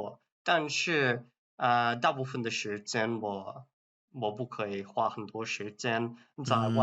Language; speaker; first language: Chinese; non-native, learner; English